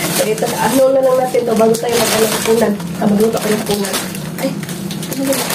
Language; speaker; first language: Filipino; non-native, local second language; Cebuano